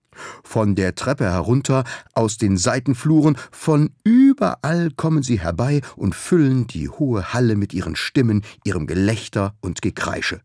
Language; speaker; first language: German; native; German